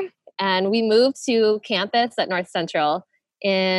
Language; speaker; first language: English; native; English